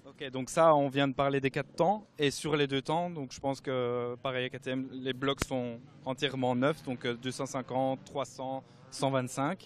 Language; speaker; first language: French; native; French